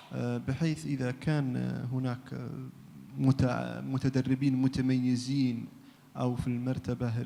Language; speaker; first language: Arabic; native; Arabic